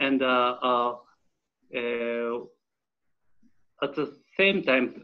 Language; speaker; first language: English; non-native, learner; Japanese